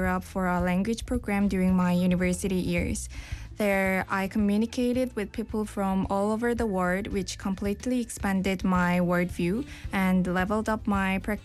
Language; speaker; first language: English; non-native, fluent; Korean